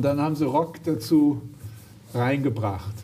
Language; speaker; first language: German; native; German